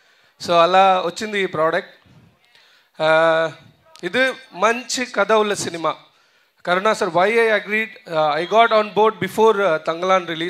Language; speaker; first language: Telugu; non-native, fluent; Tamil